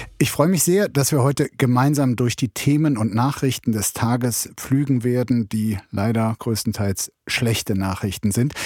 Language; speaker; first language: German; native; German